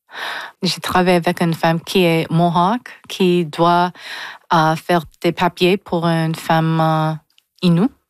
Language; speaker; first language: French; non-native, local second language; English